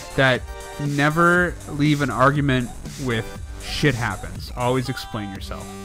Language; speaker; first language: English; native; English